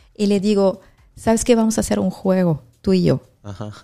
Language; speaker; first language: Spanish; non-native, fluent; Arabic